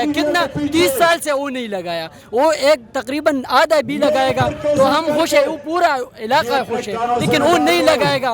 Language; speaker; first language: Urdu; non-native, local second language; Pashto